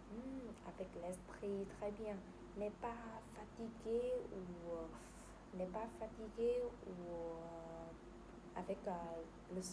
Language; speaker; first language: French; non-native, learner; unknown